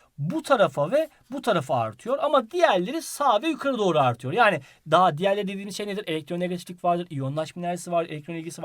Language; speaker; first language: Turkish; native; Turkish